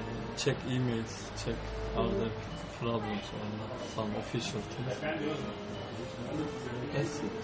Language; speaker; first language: English; non-native, learner; Turkish